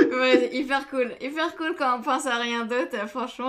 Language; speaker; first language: French; native; French